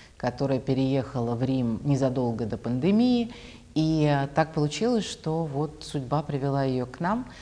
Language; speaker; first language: Russian; native; Russian